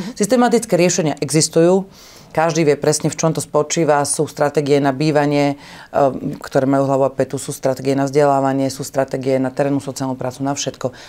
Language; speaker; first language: Slovak; native; Slovak